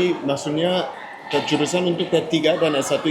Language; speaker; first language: Indonesian; non-native, learner; Korean